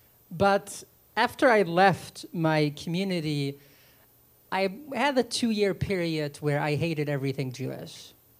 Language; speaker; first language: English; early bilingual, other home language; Yiddish